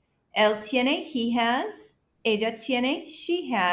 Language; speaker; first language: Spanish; non-native, fluent; English